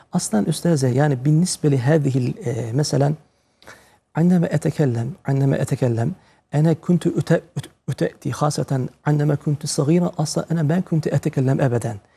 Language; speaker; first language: Arabic; non-native, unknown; Turkish